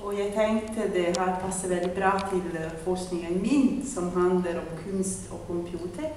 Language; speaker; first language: Norwegian; non-native, fluent; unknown